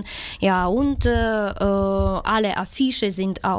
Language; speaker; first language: German; non-native, learner; Ukrainian